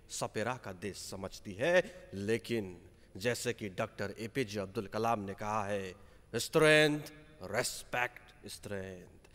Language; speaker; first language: Hindi; non-native, local second language; Nepali